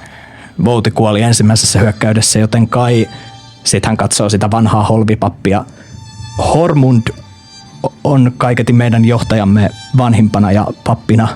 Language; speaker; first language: Finnish; native; Finnish